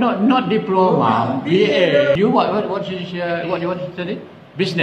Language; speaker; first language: English; non-native, learner; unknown